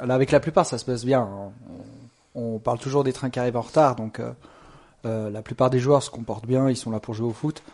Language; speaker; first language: French; native; French